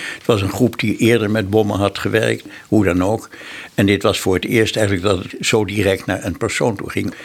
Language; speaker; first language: Dutch; native; Dutch